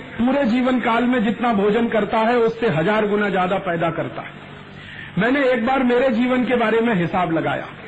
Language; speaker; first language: Hindi; native; Hindi